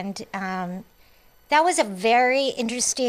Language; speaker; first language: English; non-native, local second language; Cebuano